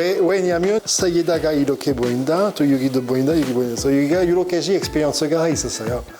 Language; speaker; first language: Korean; non-native, learner; French